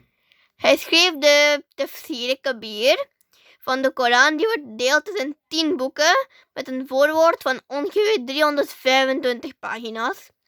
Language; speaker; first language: Dutch; early bilingual, other home language; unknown